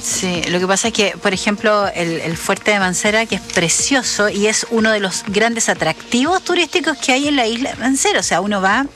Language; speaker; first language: Spanish; native; Spanish